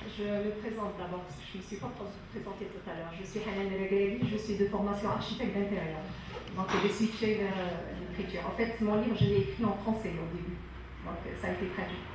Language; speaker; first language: French; non-native, local second language; Arabic